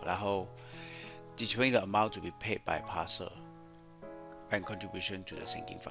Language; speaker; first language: English; non-native, local second language; Chinese